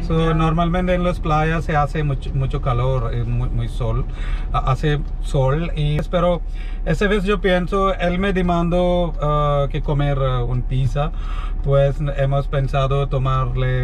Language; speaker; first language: Spanish; non-native, learner; Malayalam